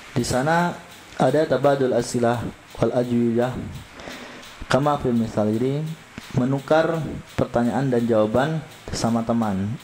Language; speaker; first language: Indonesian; native; Indonesian